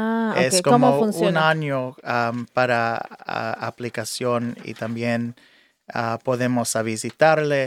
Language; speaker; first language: Spanish; early bilingual, heritage; English